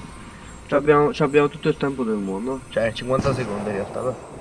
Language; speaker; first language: Italian; native; Italian